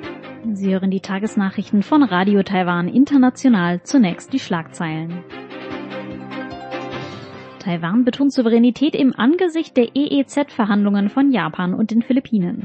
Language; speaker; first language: German; native; German